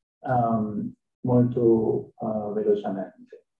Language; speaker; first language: Italian; non-native, learner; French